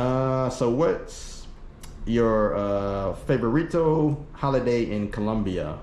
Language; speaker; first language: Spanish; non-native, learner; English